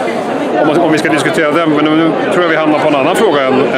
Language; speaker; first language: Swedish; native; Swedish